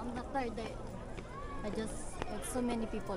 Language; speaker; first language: English; non-native, local second language; Filipino